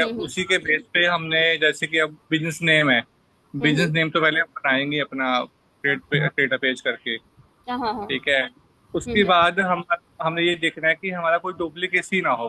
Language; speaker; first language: Hindi; native; Hindi